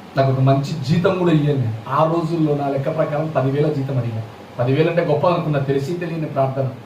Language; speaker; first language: Telugu; non-native, local second language; Lambadi